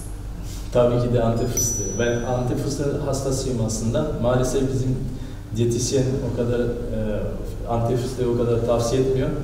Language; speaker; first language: Turkish; early bilingual, heritage; Turkish